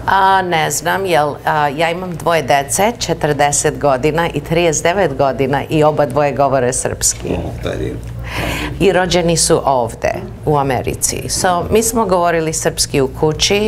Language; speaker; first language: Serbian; early bilingual, heritage; Serbian